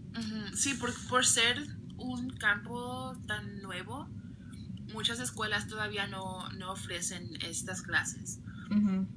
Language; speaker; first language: Spanish; early bilingual, other home language; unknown